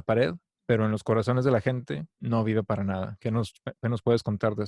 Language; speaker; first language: Spanish; native; Spanish